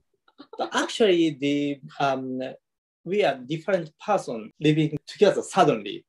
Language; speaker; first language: English; non-native, learner; Japanese